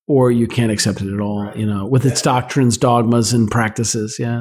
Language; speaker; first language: English; native; English